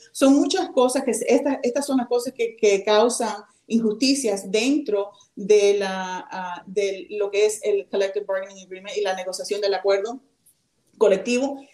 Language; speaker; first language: Spanish; native; Spanish